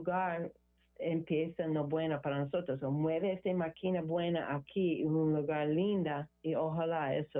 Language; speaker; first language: Spanish; non-native, learner; English